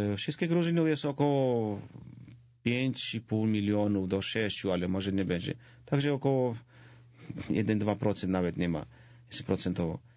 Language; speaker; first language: Polish; non-native, fluent; Georgian